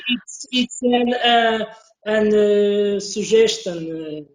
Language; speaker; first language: English; non-native, learner; Portuguese